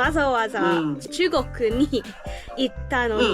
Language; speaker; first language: Japanese; non-native, learner; English